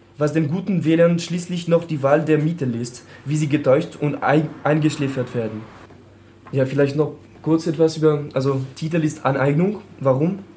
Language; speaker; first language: German; non-native, fluent; French